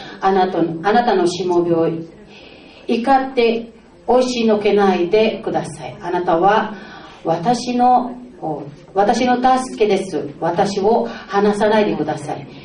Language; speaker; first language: Japanese; non-native, fluent; Filipino